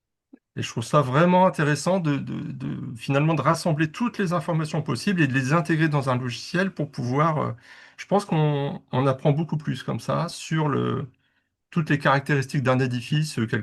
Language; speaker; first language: French; native; French